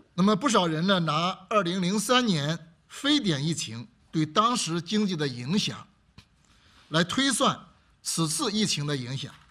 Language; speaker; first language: Chinese; native; Chinese